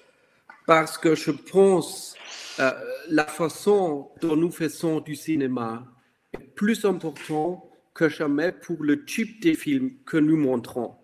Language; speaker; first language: French; non-native, fluent; German